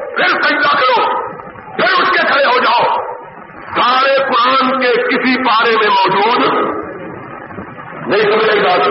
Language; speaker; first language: Urdu; non-native, local second language; Punjabi